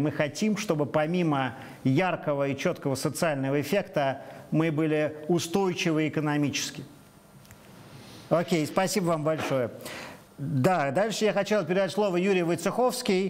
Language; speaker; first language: Russian; native; Russian